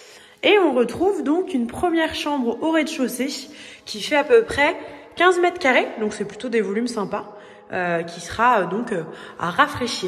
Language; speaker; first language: French; native; French